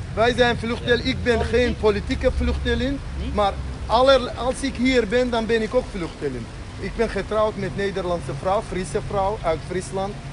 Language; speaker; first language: Dutch; non-native, fluent; Azerbaijani